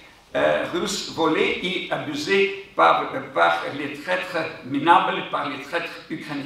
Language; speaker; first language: French; non-native, fluent; Ukrainian